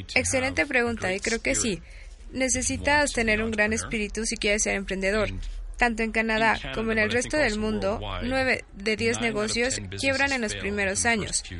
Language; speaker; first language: Spanish; non-native, fluent; English